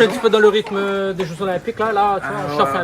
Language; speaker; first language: French; non-native, learner; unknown